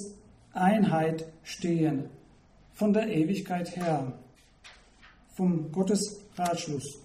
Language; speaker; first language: German; non-native, fluent; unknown